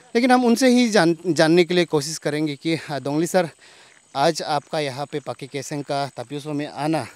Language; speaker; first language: Hindi; non-native, local second language; Nyishi